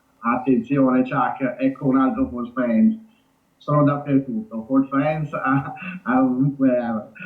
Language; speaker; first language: Italian; native; Italian